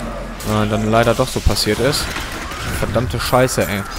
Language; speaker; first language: German; native; German